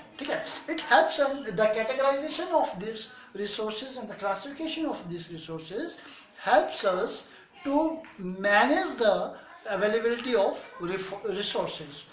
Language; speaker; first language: English; non-native, local second language; Hindi